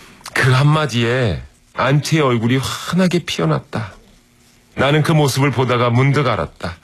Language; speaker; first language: Korean; native; Korean